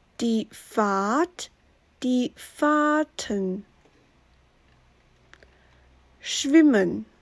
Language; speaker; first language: German; non-native, fluent; Chinese